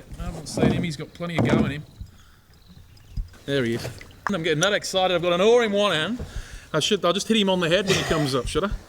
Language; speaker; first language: English; native; English